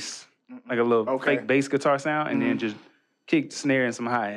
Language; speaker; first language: English; native; English